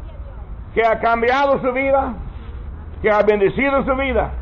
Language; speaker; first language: Spanish; non-native, learner; English